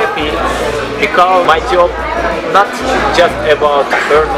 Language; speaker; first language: English; non-native, learner; Turkish